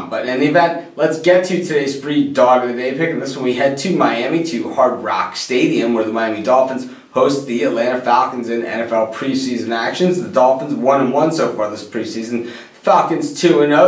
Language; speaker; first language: English; native; English